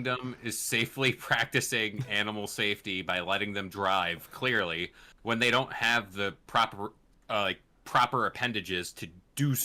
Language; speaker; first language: English; native; English